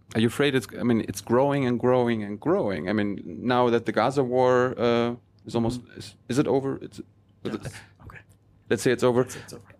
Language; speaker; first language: English; non-native, fluent; German